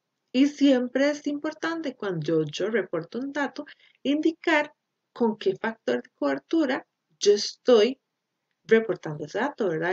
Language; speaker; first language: Spanish; native; Spanish